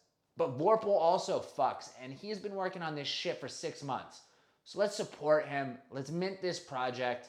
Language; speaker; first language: English; native; English